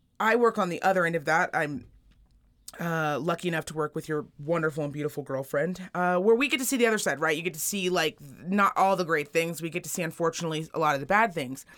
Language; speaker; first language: English; native; English